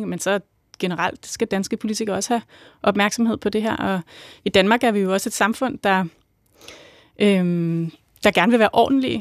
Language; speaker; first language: Danish; native; Danish